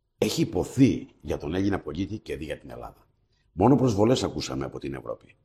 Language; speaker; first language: Greek; native; Greek